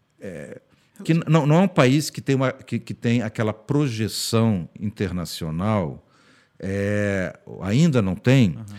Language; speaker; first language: Portuguese; early bilingual, heritage; Portuguese